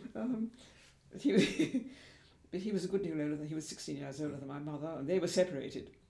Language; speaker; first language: English; native; English